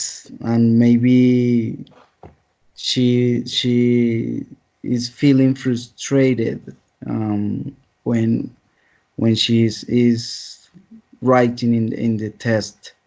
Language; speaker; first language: English; non-native, learner; Spanish